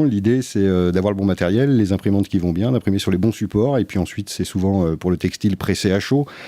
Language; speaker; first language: French; native; French